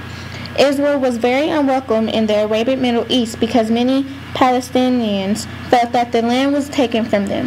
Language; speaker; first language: English; native; English